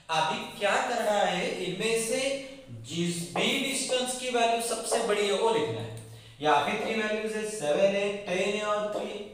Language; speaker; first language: Hindi; non-native, local second language; Marathi